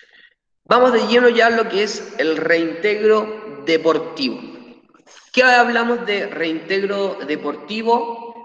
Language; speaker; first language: Spanish; native; Spanish